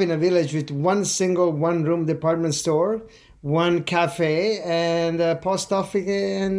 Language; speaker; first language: English; non-native, fluent; Italian